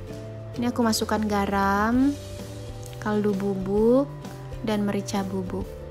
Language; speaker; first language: Indonesian; native; Indonesian